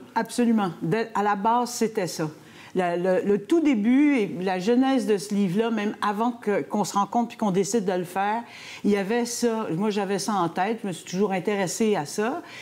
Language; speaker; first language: French; native; French